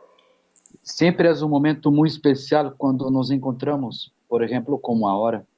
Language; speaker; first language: Portuguese; non-native, learner; Spanish